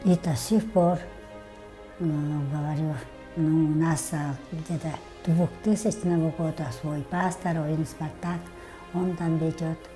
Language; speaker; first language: Russian; non-native, local second language; Tuvinian